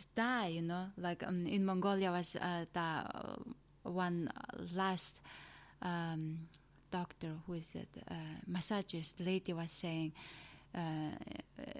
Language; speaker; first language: English; non-native, learner; Mongolian